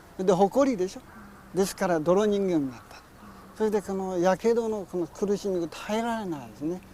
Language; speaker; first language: Japanese; non-native, fluent; Chinese